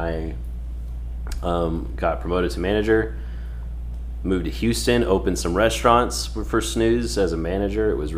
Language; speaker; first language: English; native; English